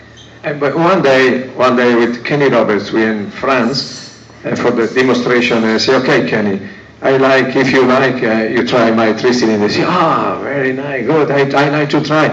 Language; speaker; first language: English; non-native, learner; Italian